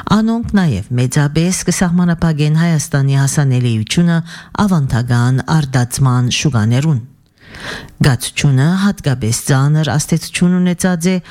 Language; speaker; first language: Armenian; early bilingual, heritage; Armenian